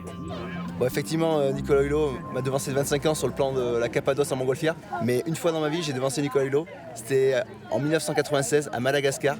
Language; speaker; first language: French; native; French